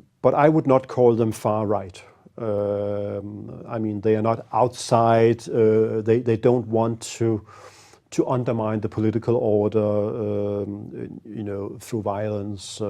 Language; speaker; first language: English; non-native, fluent; Danish